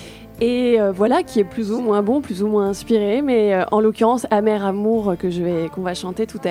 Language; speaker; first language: French; native; French